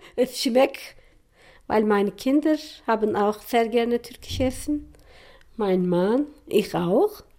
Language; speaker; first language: German; non-native, learner; Turkish